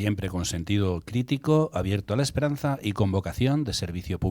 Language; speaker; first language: Spanish; native; Spanish